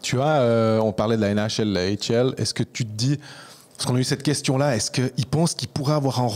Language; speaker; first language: French; native; French